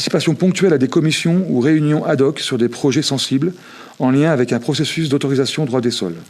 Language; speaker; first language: French; native; French